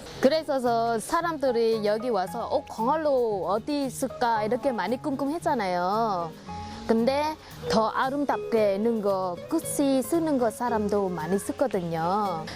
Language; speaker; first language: Korean; non-native, learner; Vietnamese